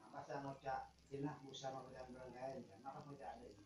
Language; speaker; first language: Indonesian; native; Indonesian